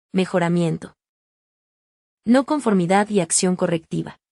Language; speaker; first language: Spanish; native; Spanish